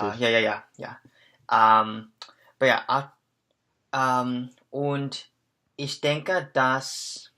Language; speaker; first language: German; non-native, learner; English